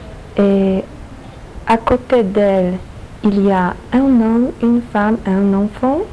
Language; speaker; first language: French; non-native, learner; Polish